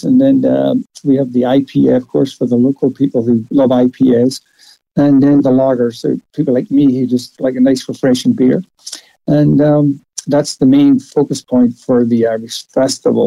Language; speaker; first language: English; native; English